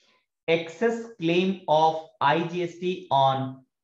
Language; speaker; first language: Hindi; native; Hindi